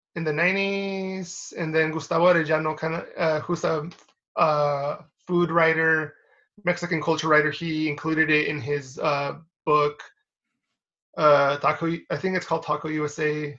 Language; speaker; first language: English; early bilingual, other home language; Spanish